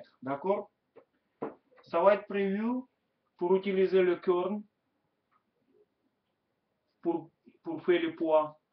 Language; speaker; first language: French; non-native, learner; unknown